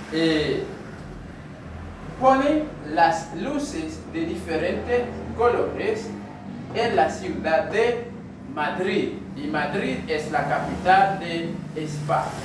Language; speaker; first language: Spanish; non-native, learner; Haitian Creole